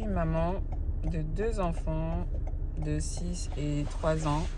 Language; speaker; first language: French; native; French